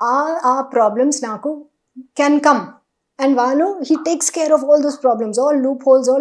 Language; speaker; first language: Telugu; non-native, learner; Hindi